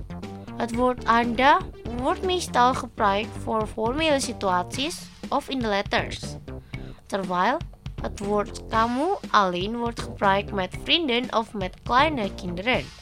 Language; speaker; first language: Dutch; non-native, learner; Indonesian